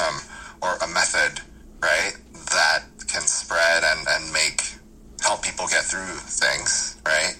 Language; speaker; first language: English; early bilingual, other home language; Korean